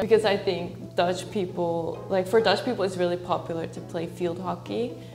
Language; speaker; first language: English; non-native, fluent; Dutch